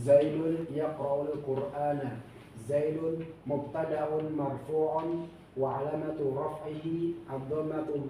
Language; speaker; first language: Arabic; non-native, learner; Indonesian